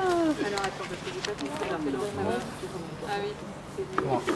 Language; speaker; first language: French; native; French